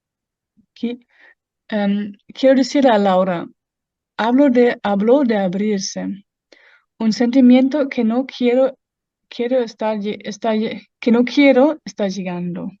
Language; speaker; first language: Spanish; non-native, fluent; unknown